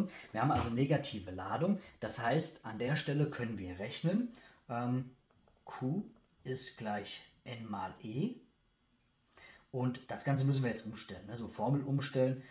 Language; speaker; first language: German; native; German